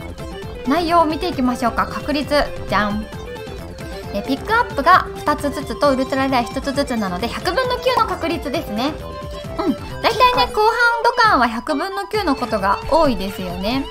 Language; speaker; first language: Japanese; native; Japanese